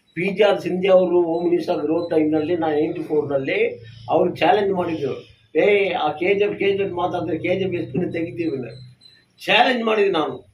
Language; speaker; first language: Kannada; non-native, local second language; Tamil